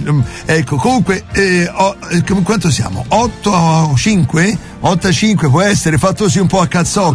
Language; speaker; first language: Italian; native; Italian